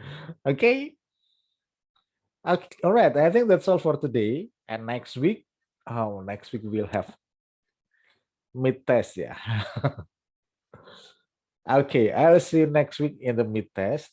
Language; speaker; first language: English; non-native, fluent; Indonesian